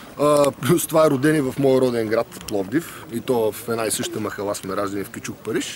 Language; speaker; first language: Bulgarian; native; Bulgarian